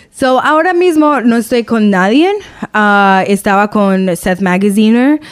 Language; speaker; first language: Spanish; early bilingual, heritage; Spanish